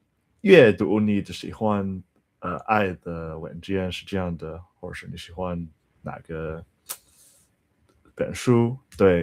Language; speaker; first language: Chinese; non-native, learner; English